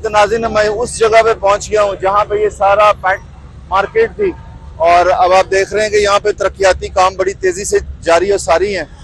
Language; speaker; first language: Urdu; non-native, local second language; Punjabi